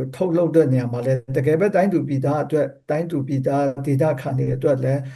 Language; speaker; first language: Burmese; non-native, local second language; Kachin